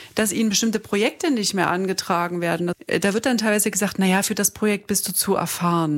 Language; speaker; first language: German; native; German